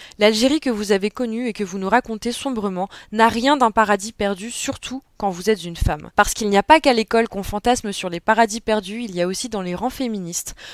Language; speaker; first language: French; native; French